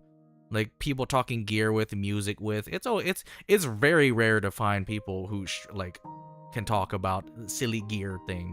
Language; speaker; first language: English; native; English